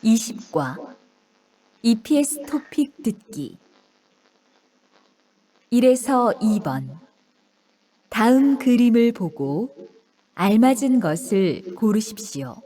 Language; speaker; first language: Korean; non-native, fluent; Indonesian